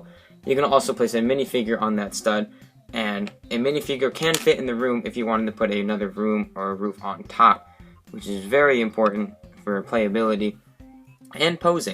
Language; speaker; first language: English; native; English